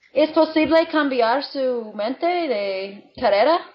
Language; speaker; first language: Spanish; non-native, fluent; English